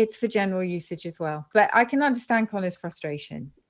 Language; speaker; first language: English; native; English